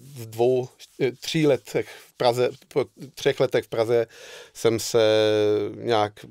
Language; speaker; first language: Czech; non-native, fluent; Hungarian